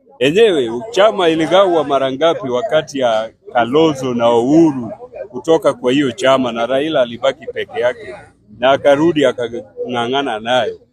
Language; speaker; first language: Swahili; non-native, local second language; Luo (Kenya and Tanzania)